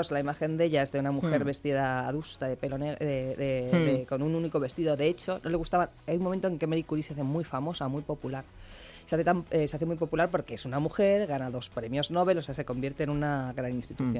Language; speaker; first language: Spanish; native; Spanish